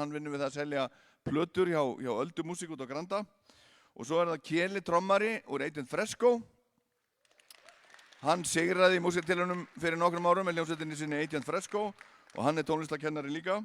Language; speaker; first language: Icelandic; native; Icelandic